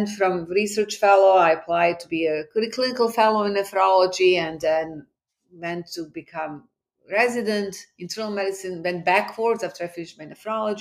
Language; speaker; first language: English; non-native, fluent; Bosnian